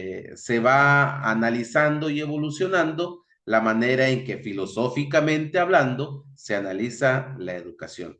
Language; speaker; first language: Spanish; native; Spanish